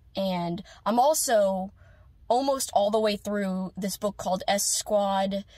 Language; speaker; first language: English; native; English